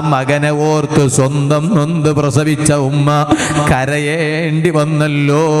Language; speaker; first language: Malayalam; non-native, local second language; Kannada